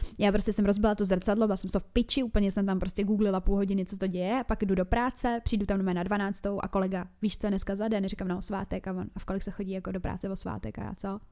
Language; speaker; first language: Czech; native; Czech